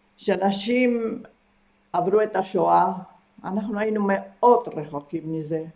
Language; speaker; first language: Hebrew; non-native, fluent; Spanish